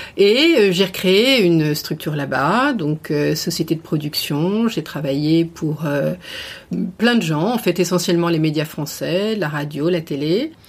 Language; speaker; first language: French; native; French